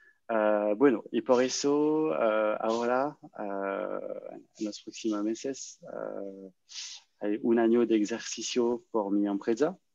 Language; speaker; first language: Spanish; non-native, learner; French